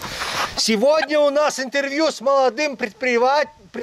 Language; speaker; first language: Russian; native; Russian